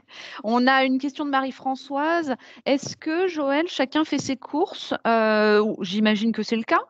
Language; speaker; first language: French; native; French